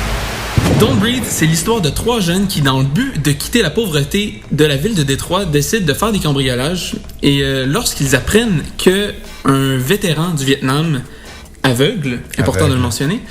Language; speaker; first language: French; native; French